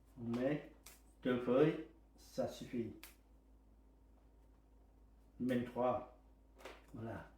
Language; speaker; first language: French; non-native, learner; Vietnamese